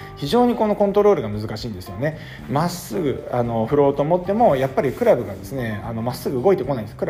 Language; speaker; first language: Japanese; native; Japanese